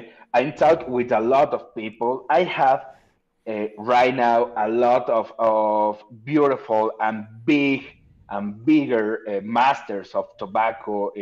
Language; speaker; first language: English; non-native, learner; Spanish